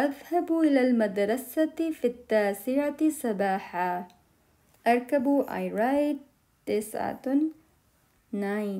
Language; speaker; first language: Arabic; non-native, fluent; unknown